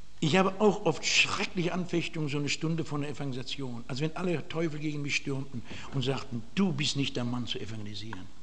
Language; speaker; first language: German; native; German